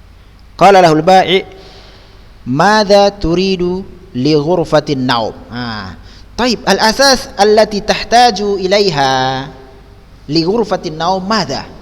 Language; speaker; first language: Arabic; non-native, fluent; Indonesian